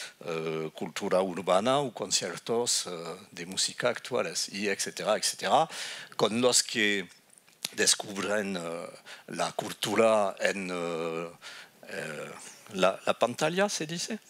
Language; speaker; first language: Spanish; non-native, fluent; French